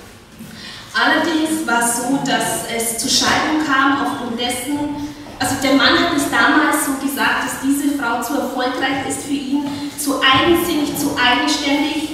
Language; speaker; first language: German; non-native, fluent; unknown